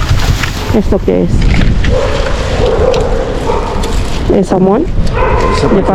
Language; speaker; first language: Spanish; non-native, learner; Filipino